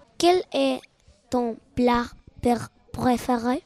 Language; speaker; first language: French; non-native, learner; Spanish